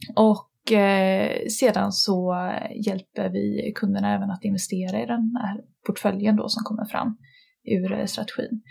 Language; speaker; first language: Swedish; native; Swedish